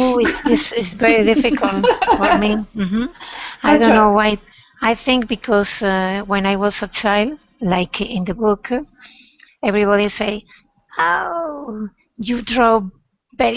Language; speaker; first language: English; non-native, learner; Spanish